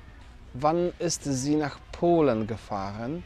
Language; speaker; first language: German; non-native, fluent; Polish